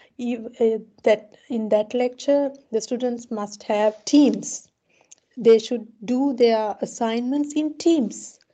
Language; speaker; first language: English; non-native, local second language; Sinhala